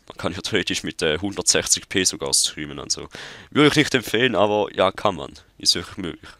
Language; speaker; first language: German; native; German